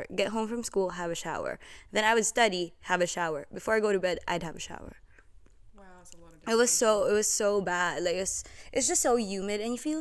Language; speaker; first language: English; non-native, local second language; Filipino